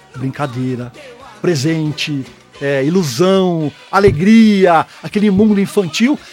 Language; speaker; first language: Portuguese; native; Portuguese